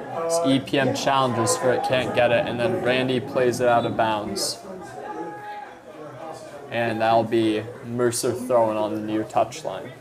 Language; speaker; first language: English; native; English